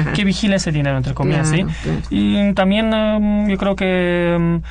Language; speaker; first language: Spanish; non-native, fluent; Romanian